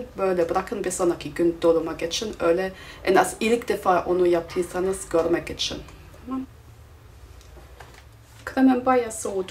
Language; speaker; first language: Turkish; non-native, fluent; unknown